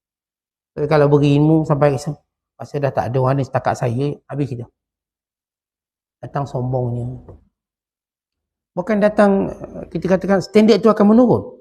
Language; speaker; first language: Malay; native; Malay